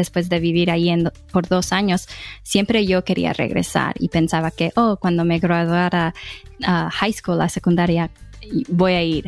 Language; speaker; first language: Spanish; early bilingual, heritage; English